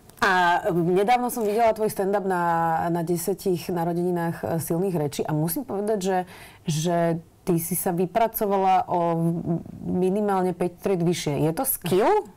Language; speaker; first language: Slovak; native; Slovak